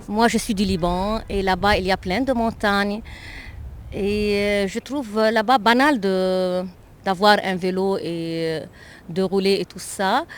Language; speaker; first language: French; non-native, local second language; Arabic